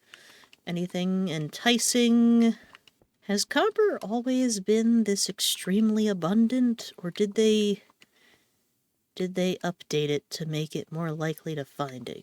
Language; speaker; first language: English; native; English